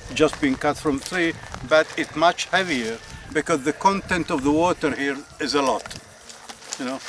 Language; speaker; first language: English; non-native, fluent; Arabic